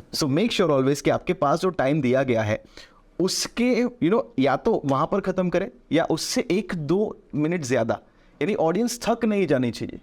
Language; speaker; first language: Hindi; non-native, local second language; Gujarati